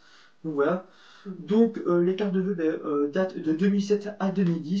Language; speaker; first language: French; native; French